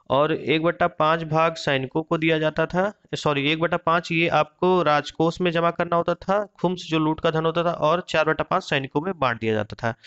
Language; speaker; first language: Hindi; native; Hindi